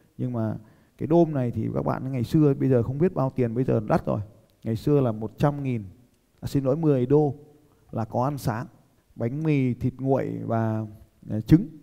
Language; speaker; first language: Vietnamese; native; Vietnamese